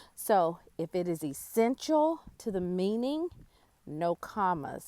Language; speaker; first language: English; native; English